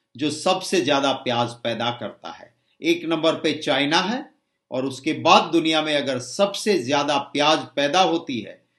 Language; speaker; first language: Hindi; non-native, local second language; Gujarati